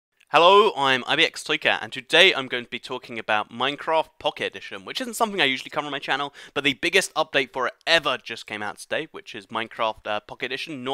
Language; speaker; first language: English; native; English